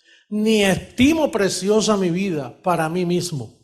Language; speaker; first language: Spanish; native; Spanish